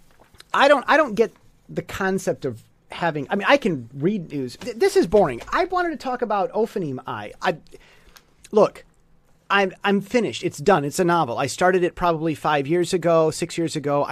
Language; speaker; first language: English; native; English